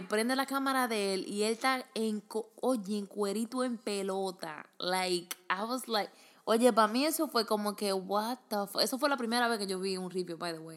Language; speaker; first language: Spanish; early bilingual, heritage; Spanish